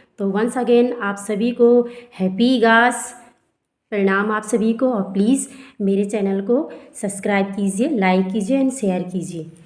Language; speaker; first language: Hindi; non-native, local second language; Garhwali